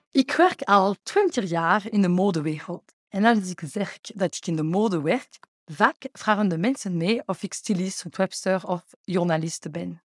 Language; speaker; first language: Dutch; non-native, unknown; French